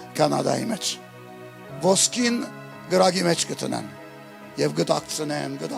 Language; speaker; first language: Armenian; early bilingual, heritage; Armenian